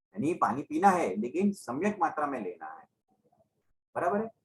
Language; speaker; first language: Hindi; non-native, local second language; Gujarati